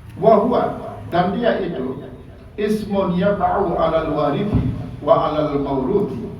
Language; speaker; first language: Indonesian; non-native, local second language; Sasak